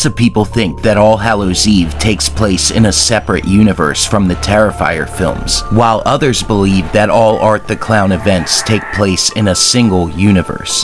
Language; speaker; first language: English; native; English